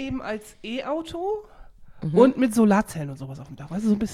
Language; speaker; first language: German; native; German